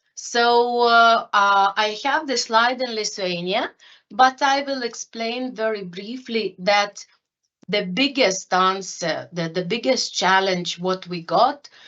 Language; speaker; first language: English; non-native, fluent; Lithuanian